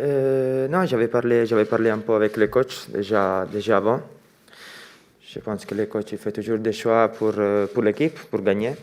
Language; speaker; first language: French; non-native, fluent; Italian